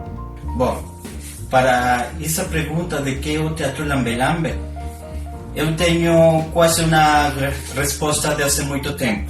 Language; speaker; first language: Portuguese; non-native, learner; Spanish